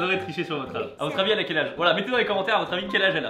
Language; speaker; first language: French; native; French